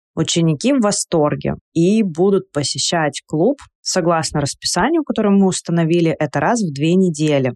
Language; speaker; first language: Russian; native; Russian